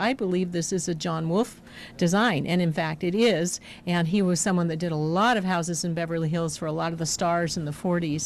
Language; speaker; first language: English; native; English